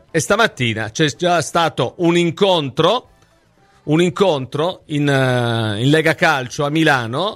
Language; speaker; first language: Italian; native; Italian